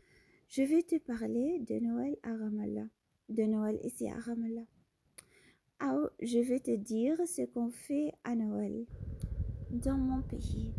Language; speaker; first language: French; non-native, fluent; Arabic